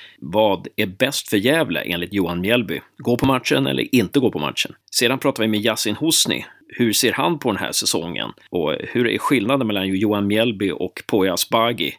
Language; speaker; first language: Swedish; native; Swedish